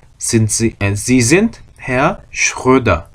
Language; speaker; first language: German; non-native, fluent; Korean